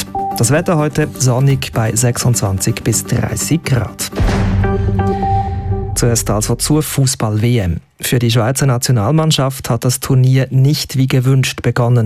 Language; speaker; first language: German; native; German